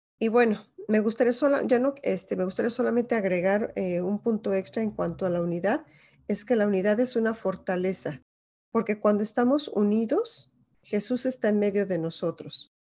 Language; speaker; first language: Spanish; native; Spanish